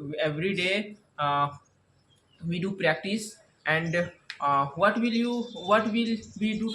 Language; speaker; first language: English; non-native, learner; Hindi